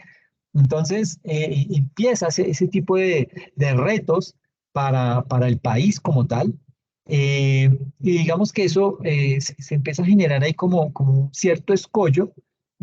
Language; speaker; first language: Spanish; native; Spanish